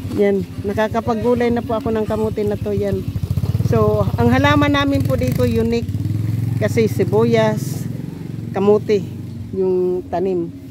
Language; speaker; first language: Filipino; non-native, local second language; Cebuano